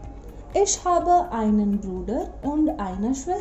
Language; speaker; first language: German; non-native, fluent; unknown